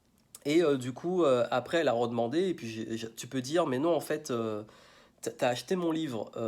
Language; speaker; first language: French; native; French